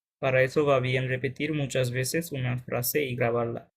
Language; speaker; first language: Spanish; non-native, fluent; Bangla